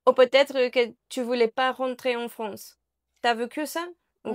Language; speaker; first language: French; non-native, learner; Spanish